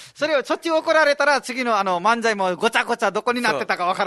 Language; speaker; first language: Japanese; non-native, fluent; Nepali